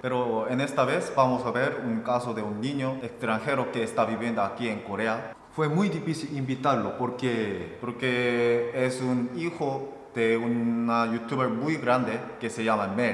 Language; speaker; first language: Spanish; non-native, fluent; Korean